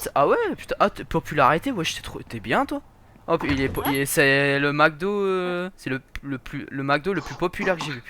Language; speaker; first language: French; native; French